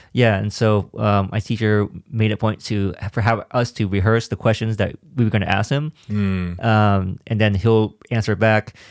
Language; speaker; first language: English; native; English